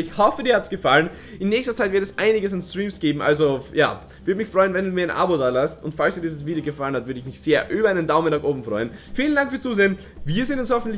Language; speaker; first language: German; native; German